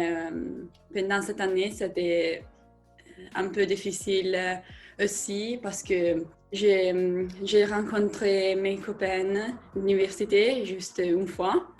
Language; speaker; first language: French; non-native, learner; Italian